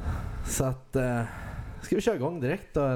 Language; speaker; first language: Swedish; native; Swedish